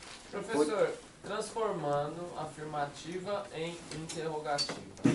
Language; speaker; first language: Portuguese; native; Portuguese